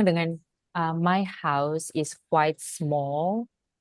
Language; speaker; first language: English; non-native, fluent; Indonesian